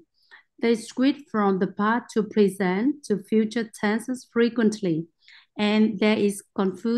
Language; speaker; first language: English; non-native, learner; Vietnamese